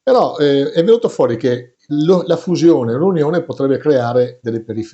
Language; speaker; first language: Italian; native; Italian